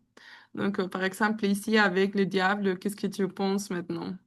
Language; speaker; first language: French; non-native, learner; Spanish